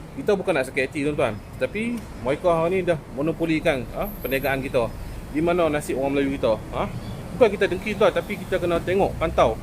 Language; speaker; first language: Malay; native; Malay